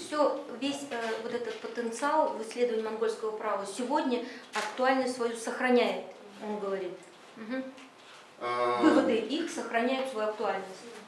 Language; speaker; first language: Russian; native; Russian